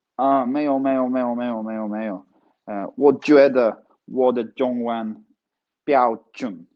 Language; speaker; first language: Chinese; non-native, learner; Swedish